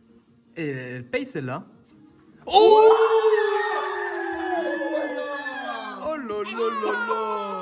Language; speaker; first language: French; native; French